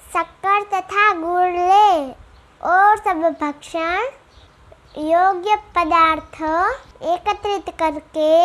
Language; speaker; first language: Hindi; non-native, local second language; Gujarati